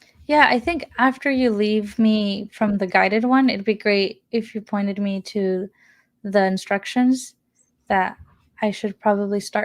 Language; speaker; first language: English; native; English